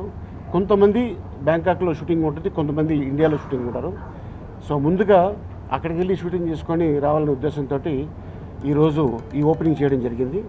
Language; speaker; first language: Telugu; native; Telugu